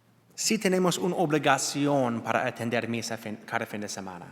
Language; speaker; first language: Spanish; non-native, learner; English